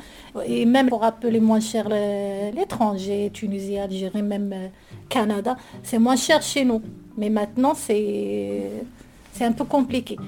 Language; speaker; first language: French; non-native, learner; Arabic